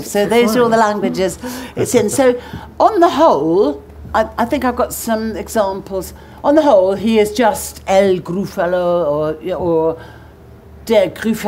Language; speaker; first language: English; native; English